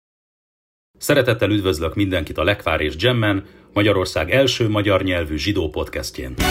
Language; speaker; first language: Hungarian; native; Hungarian